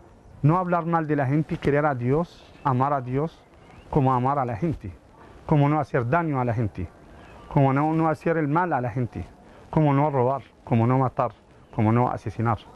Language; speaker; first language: Spanish; non-native, fluent; Arabic